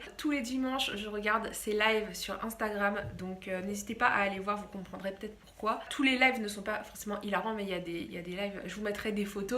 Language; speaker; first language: French; native; French